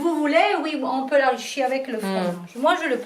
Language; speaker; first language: French; non-native, learner; Italian